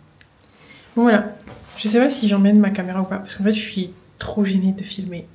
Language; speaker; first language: French; native; French